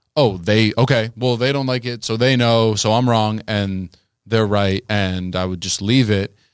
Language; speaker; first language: English; native; English